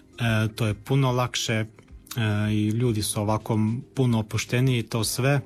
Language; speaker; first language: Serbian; early bilingual, heritage; Croatian